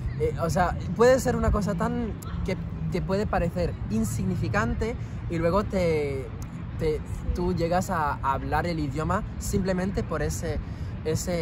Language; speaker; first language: Spanish; non-native, fluent; French